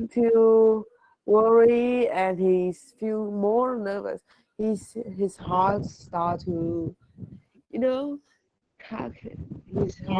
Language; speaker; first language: English; non-native, learner; Vietnamese